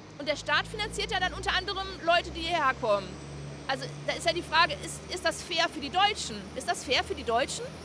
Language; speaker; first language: German; native; German